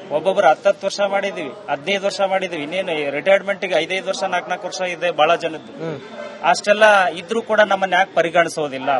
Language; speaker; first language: Kannada; native; Kannada